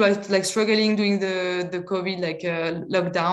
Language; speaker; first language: English; non-native, fluent; French